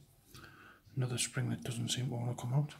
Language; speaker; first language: English; native; English